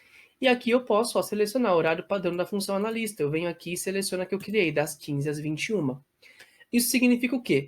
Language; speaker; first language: Portuguese; native; Portuguese